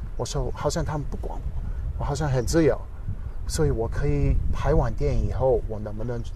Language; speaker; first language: Chinese; non-native, fluent; English